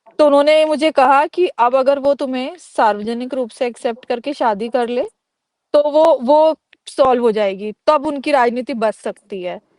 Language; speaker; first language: Hindi; native; Hindi